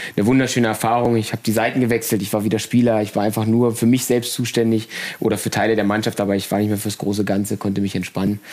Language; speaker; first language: German; native; German